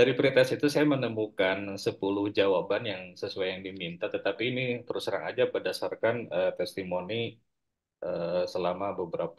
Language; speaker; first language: Indonesian; native; Indonesian